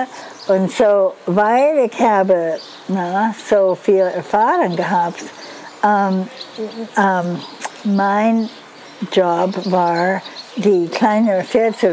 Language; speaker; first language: German; non-native, fluent; English